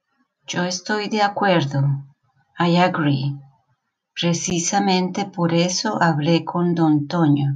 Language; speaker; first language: Spanish; native; Spanish